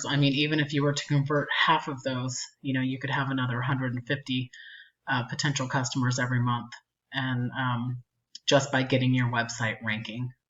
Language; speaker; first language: English; native; English